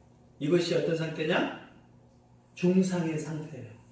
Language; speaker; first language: Korean; native; Korean